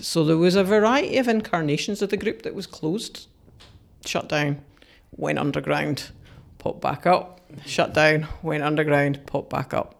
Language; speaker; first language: English; native; English